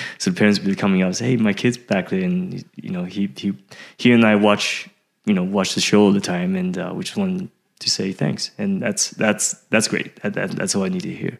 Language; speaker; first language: English; early bilingual, other home language; Chinese